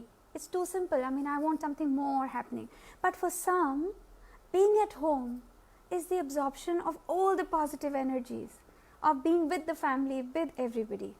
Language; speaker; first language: English; non-native, local second language; Hindi